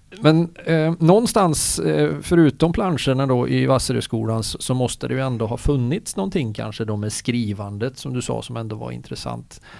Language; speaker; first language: Swedish; native; Swedish